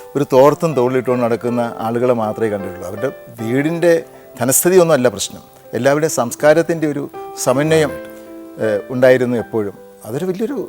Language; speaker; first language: Malayalam; native; Malayalam